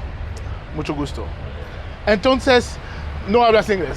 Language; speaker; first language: Spanish; non-native, learner; English